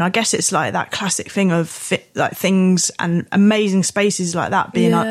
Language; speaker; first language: English; native; English